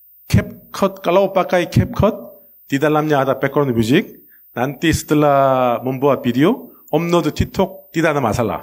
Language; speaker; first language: Indonesian; non-native, learner; Korean